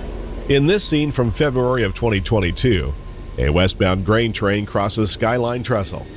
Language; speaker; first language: English; native; English